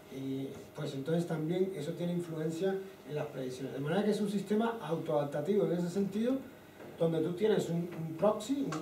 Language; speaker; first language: Spanish; native; Spanish